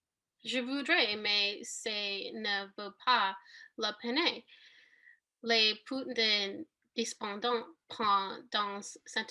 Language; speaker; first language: French; non-native, learner; English